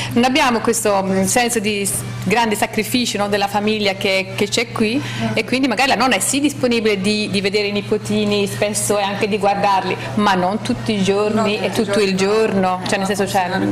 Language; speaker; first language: Italian; non-native, fluent; Swedish